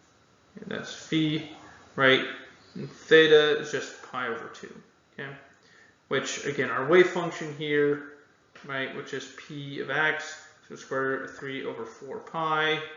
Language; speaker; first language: English; native; English